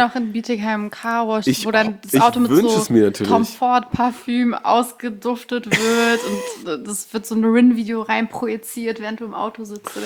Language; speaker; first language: German; early bilingual, other home language; Persian